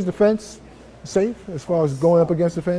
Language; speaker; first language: English; native; English